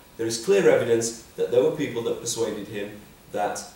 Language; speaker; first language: English; native; English